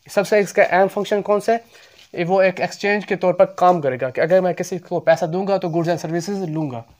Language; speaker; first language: Urdu; non-native, local second language; Punjabi